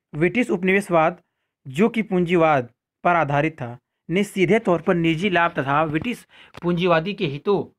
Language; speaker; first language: Hindi; native; Hindi